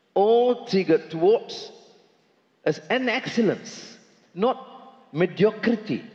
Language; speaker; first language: English; non-native, local second language; Malay